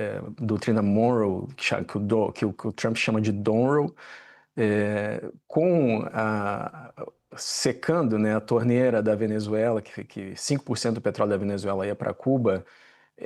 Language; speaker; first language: Portuguese; native; Portuguese